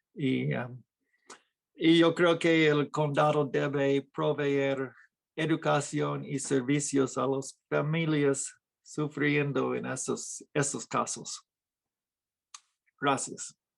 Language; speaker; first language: Spanish; non-native, fluent; English